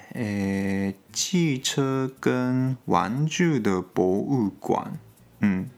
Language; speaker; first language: Chinese; non-native, fluent; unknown